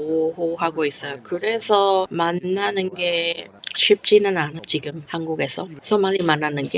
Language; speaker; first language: Korean; non-native, fluent; English